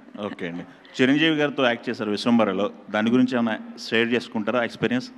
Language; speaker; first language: Telugu; native; Telugu